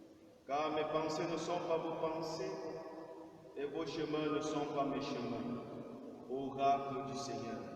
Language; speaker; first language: French; native; French